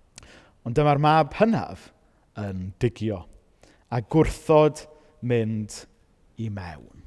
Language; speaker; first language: Welsh; native; Welsh